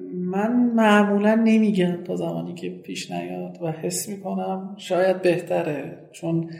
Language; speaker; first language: Persian; non-native, local second language; Kurdish